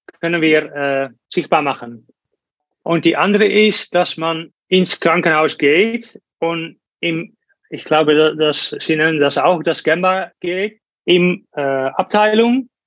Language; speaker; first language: German; non-native, learner; Dutch